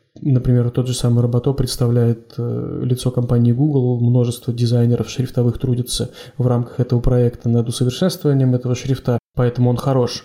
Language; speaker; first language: Russian; native; Russian